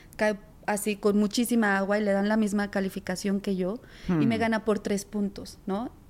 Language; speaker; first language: Spanish; native; Spanish